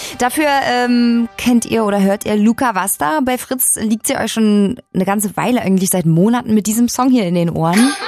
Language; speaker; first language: German; native; German